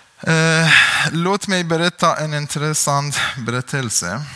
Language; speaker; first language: Swedish; non-native, learner; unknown